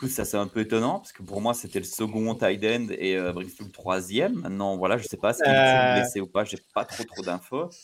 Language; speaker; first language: French; native; French